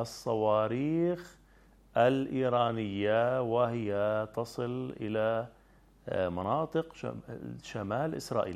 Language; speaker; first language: Arabic; native; Arabic